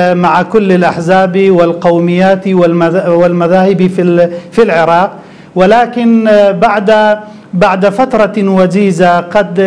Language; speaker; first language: Arabic; non-native, local second language; Kurdish